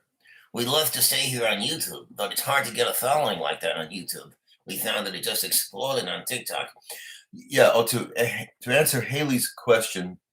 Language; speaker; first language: English; native; English